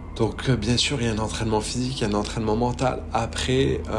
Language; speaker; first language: French; native; French